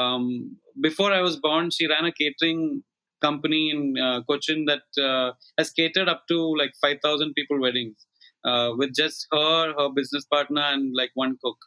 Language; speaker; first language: English; non-native, local second language; Malayalam